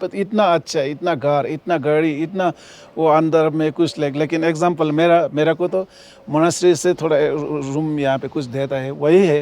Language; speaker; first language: Hindi; non-native, local second language; Ladakhi